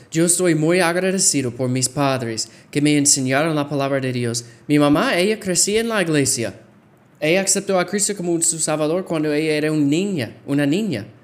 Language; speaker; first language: Spanish; non-native, fluent; English